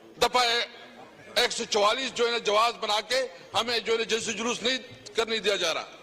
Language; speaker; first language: Urdu; non-native, local second language; Pashto